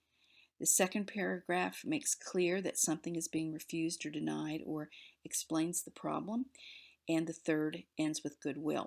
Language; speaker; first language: English; native; English